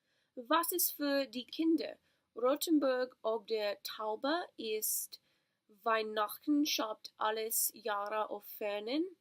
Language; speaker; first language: German; non-native, learner; English